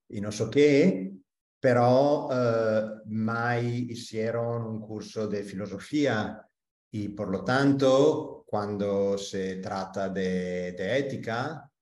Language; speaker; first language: Spanish; non-native, fluent; Italian